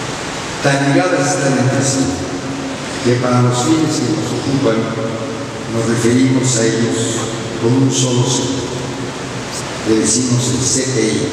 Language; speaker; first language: Spanish; native; Spanish